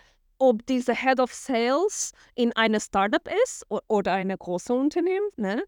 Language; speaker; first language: German; non-native, fluent; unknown